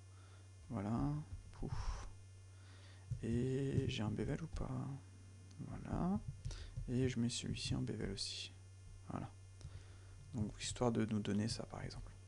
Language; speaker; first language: French; native; French